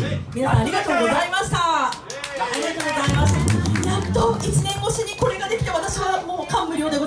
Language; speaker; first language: Japanese; native; Japanese